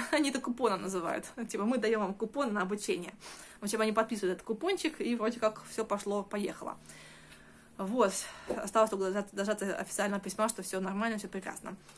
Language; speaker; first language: Russian; early bilingual, heritage; Russian